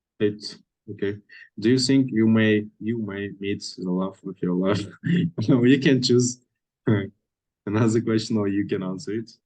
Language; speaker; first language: English; non-native, fluent; Russian